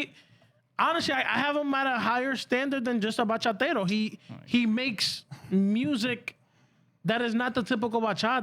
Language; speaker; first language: English; early bilingual, other home language; Spanish